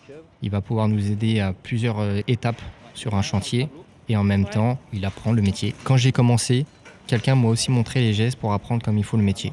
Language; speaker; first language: French; native; French